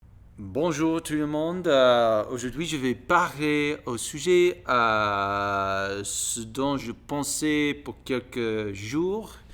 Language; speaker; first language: French; non-native, learner; English